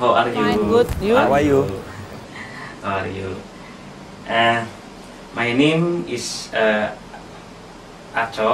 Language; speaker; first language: English; non-native, learner; Indonesian